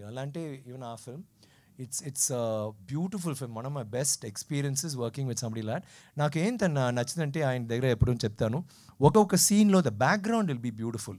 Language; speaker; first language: Telugu; non-native, learner; Tamil